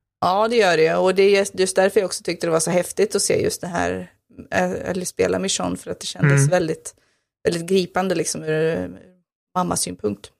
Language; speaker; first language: Swedish; native; Swedish